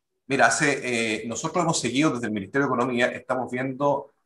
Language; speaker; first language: Spanish; native; Spanish